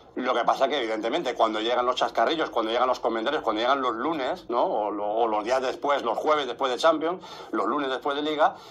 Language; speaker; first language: Spanish; native; Spanish